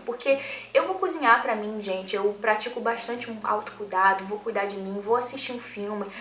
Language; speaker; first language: Portuguese; native; Portuguese